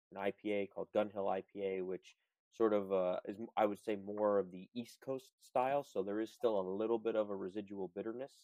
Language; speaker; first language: English; native; English